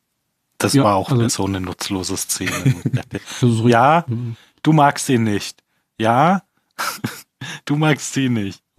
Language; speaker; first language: German; native; German